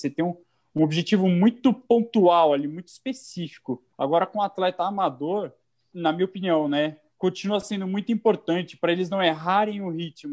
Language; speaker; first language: Portuguese; native; Portuguese